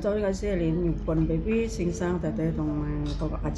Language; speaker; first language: Cantonese; non-native, learner; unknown